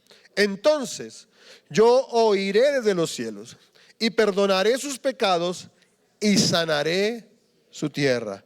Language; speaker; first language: Spanish; native; Spanish